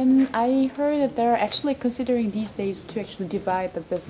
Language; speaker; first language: English; non-native, fluent; Korean